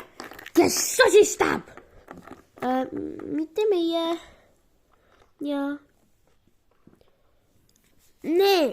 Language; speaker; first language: Estonian; non-native, local second language; Russian